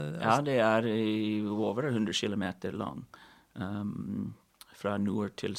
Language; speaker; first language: Norwegian; non-native, fluent; English